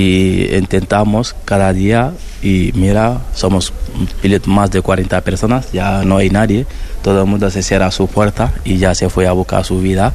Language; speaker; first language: Spanish; non-native, learner; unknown